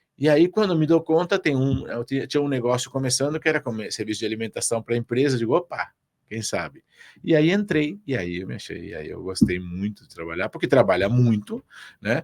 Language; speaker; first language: Portuguese; early bilingual, other home language; Spanish